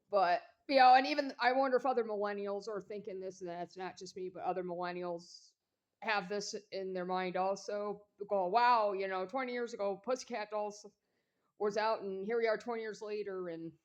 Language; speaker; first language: English; native; English